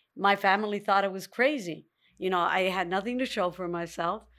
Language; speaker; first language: English; early bilingual, other home language; Spanish